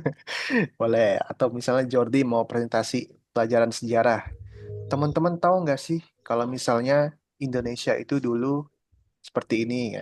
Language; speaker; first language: Indonesian; native; Indonesian